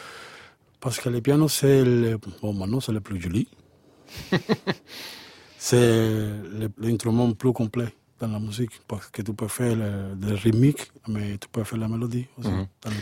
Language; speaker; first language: French; non-native, learner; Spanish